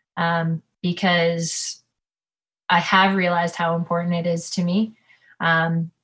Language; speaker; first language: English; native; English